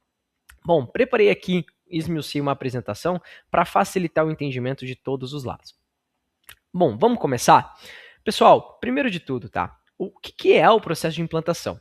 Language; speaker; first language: Portuguese; native; Portuguese